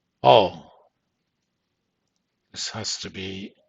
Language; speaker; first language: English; native; English